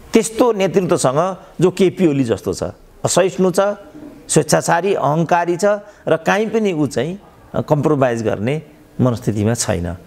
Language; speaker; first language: Nepali; native; Nepali